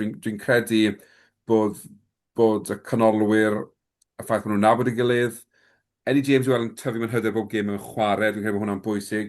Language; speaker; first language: Welsh; native; Welsh